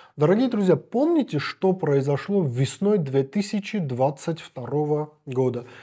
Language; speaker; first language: Russian; non-native, local second language; Armenian